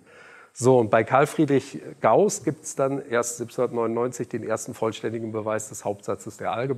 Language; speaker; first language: German; native; German